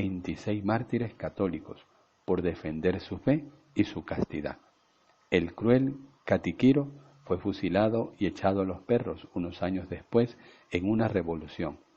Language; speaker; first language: Spanish; native; Spanish